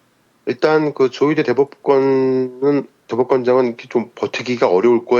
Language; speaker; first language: Korean; native; Korean